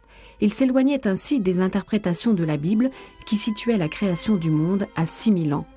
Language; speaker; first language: French; native; French